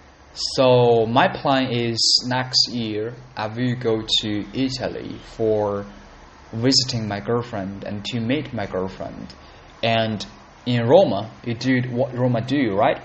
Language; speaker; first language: English; non-native, learner; Chinese